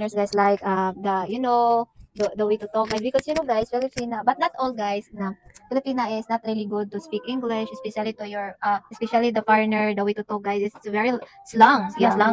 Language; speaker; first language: English; non-native, local second language; Cebuano